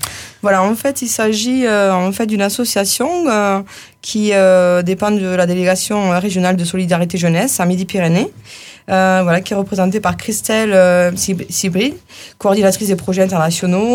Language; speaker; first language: French; native; French